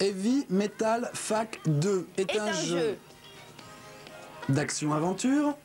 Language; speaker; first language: French; native; French